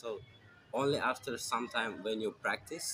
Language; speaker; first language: English; non-native, fluent; Russian